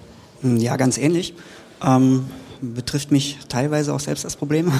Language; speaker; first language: German; native; German